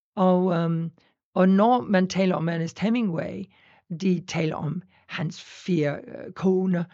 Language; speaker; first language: Danish; non-native, fluent; English